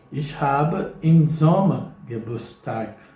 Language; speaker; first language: German; non-native, fluent; English